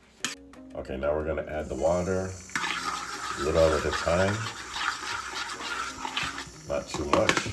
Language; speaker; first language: English; native; English